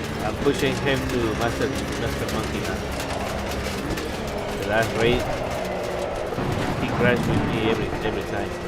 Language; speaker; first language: English; non-native, learner; Spanish